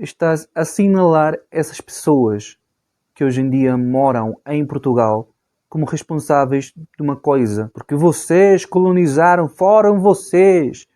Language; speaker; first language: Portuguese; non-native, fluent; Spanish